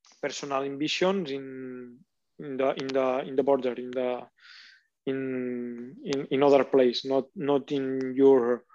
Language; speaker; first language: English; non-native, learner; Catalan